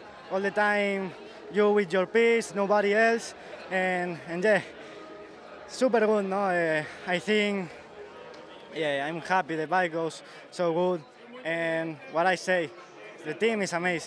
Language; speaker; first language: English; non-native, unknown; Spanish